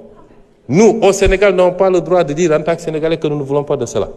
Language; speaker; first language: French; non-native, local second language; Wolof